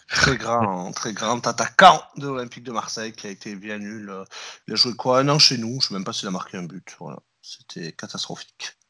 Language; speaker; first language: French; native; French